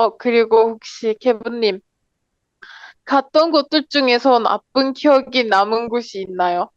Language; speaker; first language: Korean; non-native, learner; Turkish